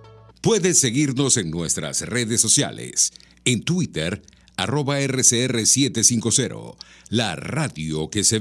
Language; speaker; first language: Spanish; native; Spanish